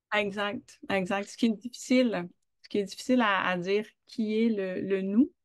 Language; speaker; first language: French; native; French